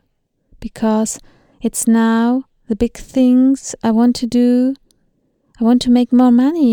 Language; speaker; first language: English; non-native, learner; Thai